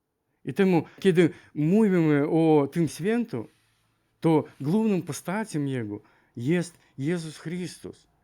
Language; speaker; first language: Ukrainian; non-native, learner; Russian